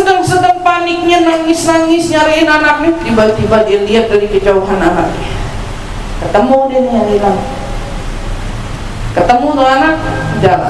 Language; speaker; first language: Indonesian; native; Indonesian